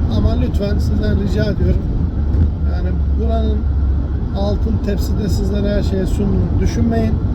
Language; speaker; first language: Turkish; early bilingual, heritage; Turkish